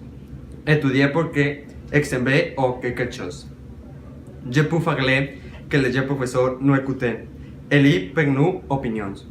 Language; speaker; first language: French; non-native, learner; Spanish